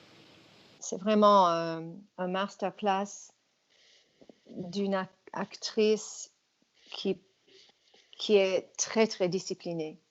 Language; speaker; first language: French; non-native, fluent; English